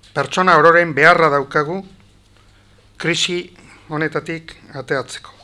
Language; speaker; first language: Basque; native; Basque